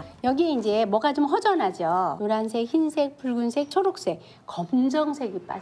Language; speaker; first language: Korean; native; Korean